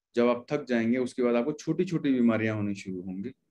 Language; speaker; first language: Hindi; native; Hindi